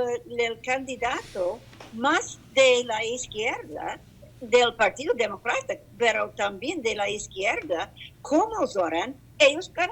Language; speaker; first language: Spanish; non-native, learner; English